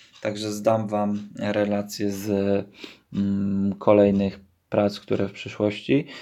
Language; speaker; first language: Polish; native; Polish